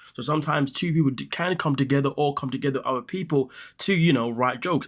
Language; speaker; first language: English; native; English